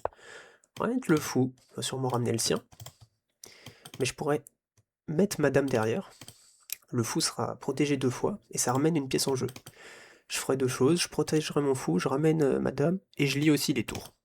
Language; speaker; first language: French; native; French